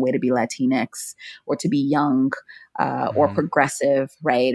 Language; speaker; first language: English; native; English